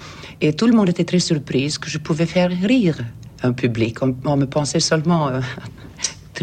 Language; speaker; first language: French; non-native, fluent; Swedish